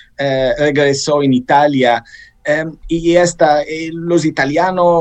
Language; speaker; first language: Spanish; non-native, fluent; Italian